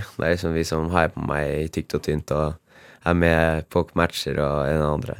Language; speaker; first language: Norwegian; native; Norwegian